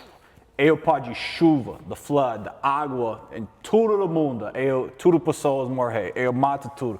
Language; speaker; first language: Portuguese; non-native, learner; English